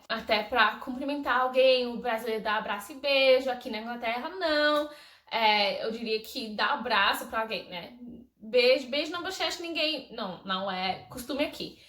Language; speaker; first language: Portuguese; non-native, fluent; English